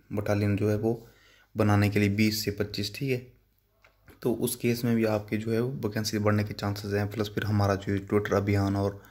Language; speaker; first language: Hindi; native; Hindi